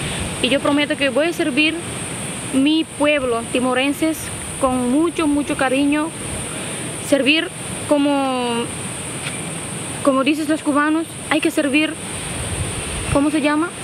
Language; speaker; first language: Spanish; non-native, learner; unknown